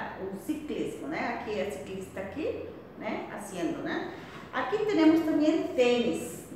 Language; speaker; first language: Spanish; non-native, fluent; Portuguese